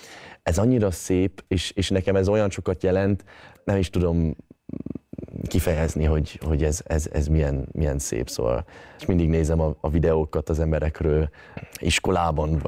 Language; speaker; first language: Hungarian; early bilingual, heritage; Hungarian